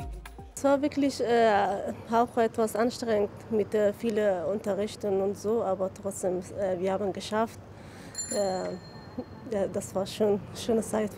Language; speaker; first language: German; non-native, learner; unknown